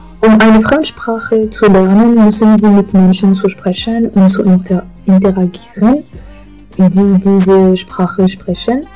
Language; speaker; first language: German; non-native, learner; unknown